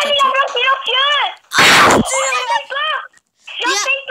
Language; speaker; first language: French; native; French